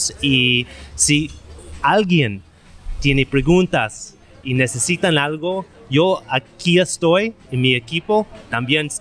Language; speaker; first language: Spanish; non-native, learner; English